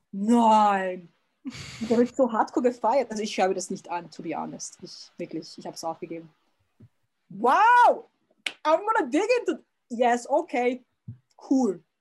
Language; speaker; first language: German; early bilingual, other home language; Serbian